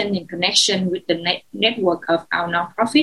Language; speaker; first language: English; non-native, fluent; Vietnamese